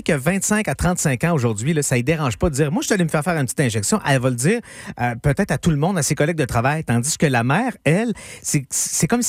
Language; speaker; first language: French; native; French